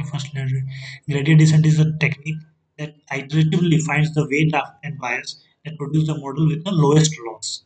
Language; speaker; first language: English; non-native, fluent; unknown